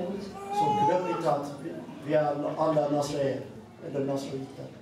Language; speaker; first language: Swedish; non-native, fluent; Amharic